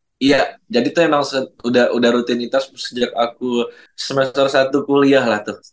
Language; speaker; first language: Indonesian; non-native, local second language; Minangkabau